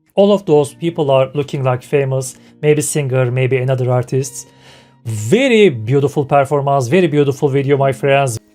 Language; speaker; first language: English; non-native, fluent; Turkish